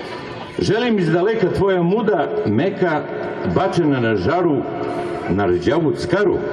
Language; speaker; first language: Bosnian; native; Bosnian